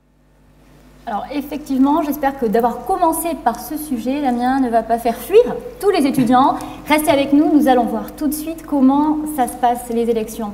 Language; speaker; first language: French; native; French